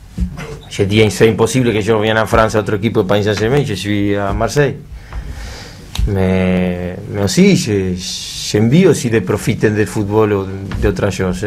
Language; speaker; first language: French; non-native, learner; Spanish